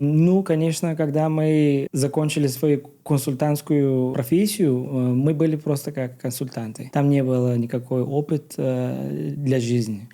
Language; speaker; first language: Russian; non-native, learner; Bulgarian